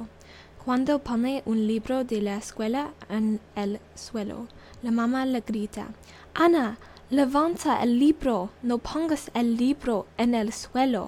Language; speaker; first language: Spanish; non-native, learner; English